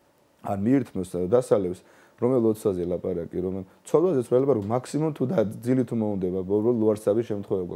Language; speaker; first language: Georgian; native; Georgian